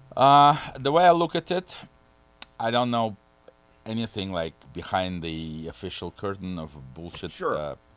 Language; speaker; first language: English; non-native, fluent; Russian